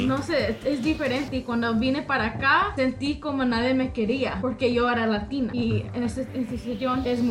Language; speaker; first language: Spanish; early bilingual, heritage; English